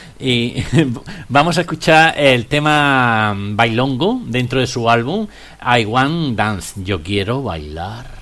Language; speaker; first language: Spanish; native; Spanish